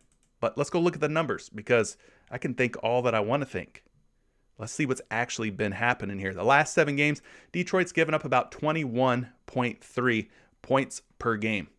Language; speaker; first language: English; native; English